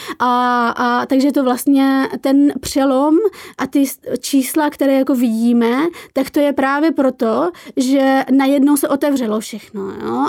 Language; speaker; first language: Czech; early bilingual, other home language; Persian